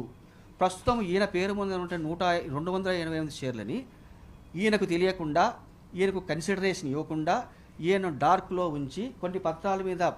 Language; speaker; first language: Telugu; native; Telugu